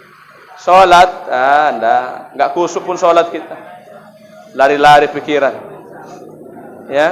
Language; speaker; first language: Indonesian; native; Indonesian